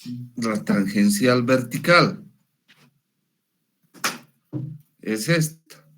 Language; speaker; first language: Spanish; native; Spanish